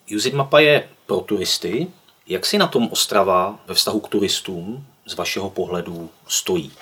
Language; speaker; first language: Czech; native; Czech